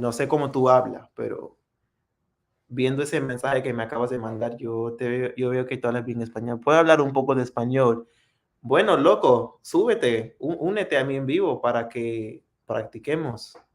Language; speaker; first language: Spanish; non-native, fluent; English